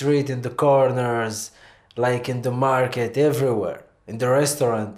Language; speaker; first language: English; non-native, learner; Arabic